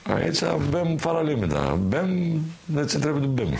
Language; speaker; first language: Romanian; non-native, learner; Greek